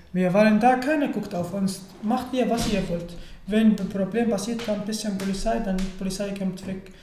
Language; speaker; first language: German; non-native, learner; Arabic